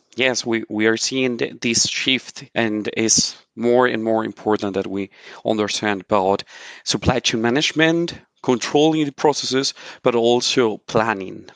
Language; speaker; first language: English; non-native, fluent; Spanish